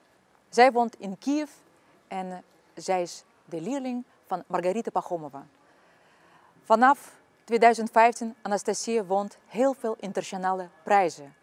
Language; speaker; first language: Dutch; non-native, fluent; Russian